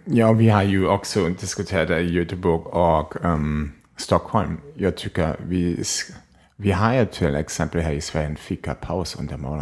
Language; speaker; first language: Swedish; non-native, fluent; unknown